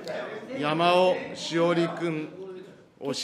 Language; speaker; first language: Japanese; native; Japanese